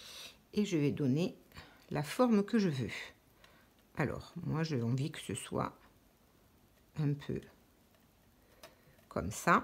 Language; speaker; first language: French; native; French